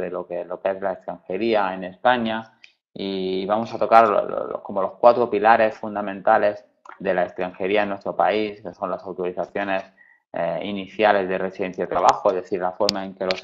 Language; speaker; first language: Spanish; native; Spanish